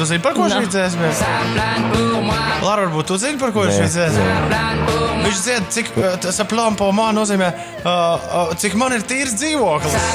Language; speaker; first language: Latvian; native; Latvian